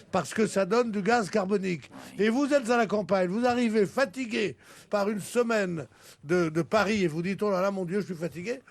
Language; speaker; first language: French; native; French